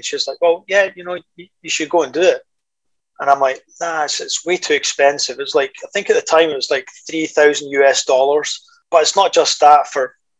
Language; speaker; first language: English; native; English